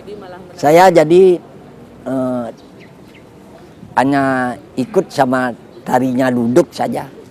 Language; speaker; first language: Indonesian; non-native, local second language; Balinese